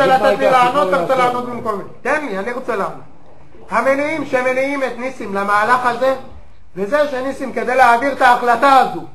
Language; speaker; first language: Hebrew; native; Hebrew